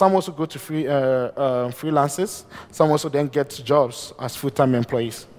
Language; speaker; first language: English; non-native, local second language; Akan